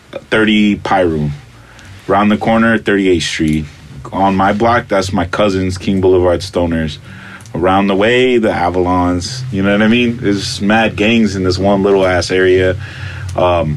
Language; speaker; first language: English; early bilingual, other home language; Spanish